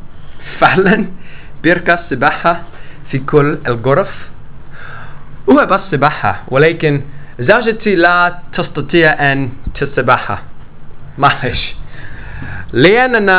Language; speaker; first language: Arabic; non-native, learner; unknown